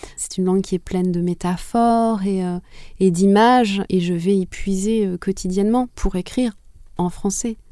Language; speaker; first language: French; non-native, local second language; Kinyarwanda